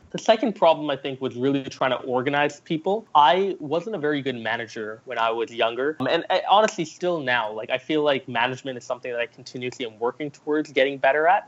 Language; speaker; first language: English; early bilingual, other home language; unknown